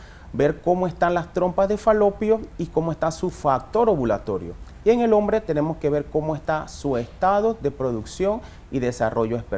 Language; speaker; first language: Spanish; native; Spanish